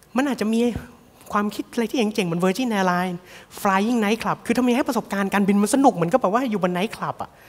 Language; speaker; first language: Thai; native; Thai